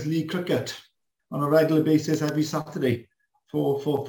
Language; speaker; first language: English; non-native, local second language; Welsh